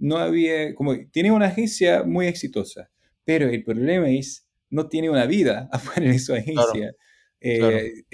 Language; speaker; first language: Spanish; non-native, fluent; English